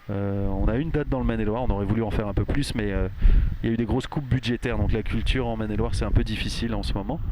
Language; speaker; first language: French; native; French